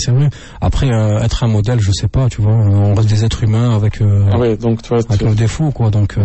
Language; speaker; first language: French; native; French